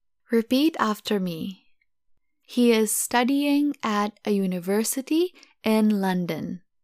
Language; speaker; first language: English; non-native, fluent; Indonesian